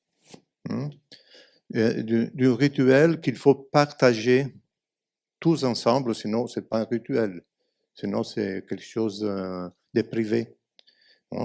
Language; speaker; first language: French; non-native, fluent; Italian